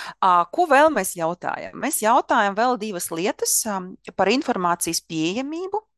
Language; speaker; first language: Latvian; non-native, local second language; Russian